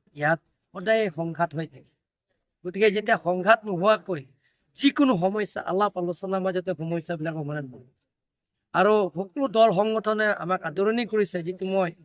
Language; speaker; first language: Assamese; non-native, local second language; Karbi